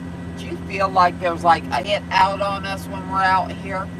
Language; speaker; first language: English; native; English